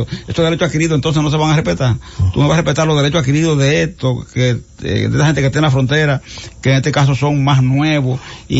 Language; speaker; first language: Spanish; native; Spanish